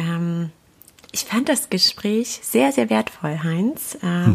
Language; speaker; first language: German; native; German